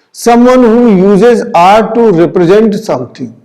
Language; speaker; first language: English; non-native, local second language; Hindi